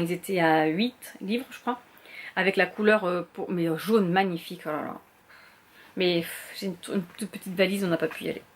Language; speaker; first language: French; native; French